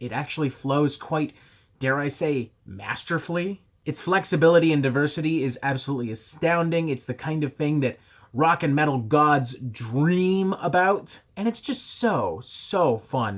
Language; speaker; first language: English; native; English